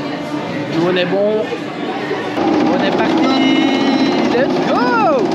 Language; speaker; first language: French; native; French